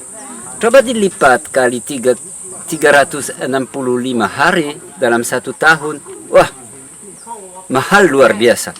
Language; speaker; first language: Indonesian; non-native, learner; French